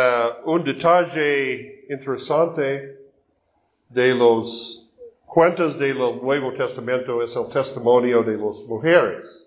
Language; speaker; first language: Spanish; non-native, learner; English